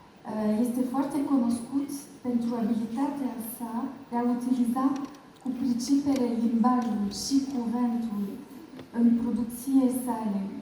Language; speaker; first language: Romanian; non-native, learner; French